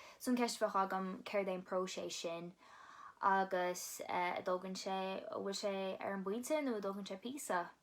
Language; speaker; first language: Irish; native; Irish